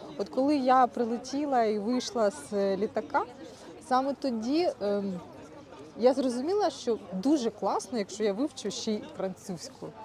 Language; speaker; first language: Ukrainian; native; Ukrainian